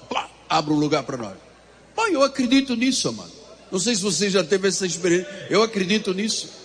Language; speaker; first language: Portuguese; native; Portuguese